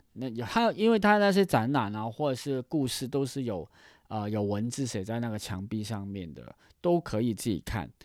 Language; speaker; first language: Chinese; non-native, fluent; Cantonese